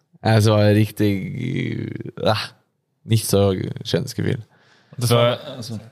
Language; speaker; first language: German; non-native, learner; Norwegian